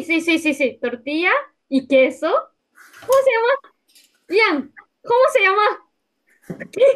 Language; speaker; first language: Spanish; non-native, learner; Japanese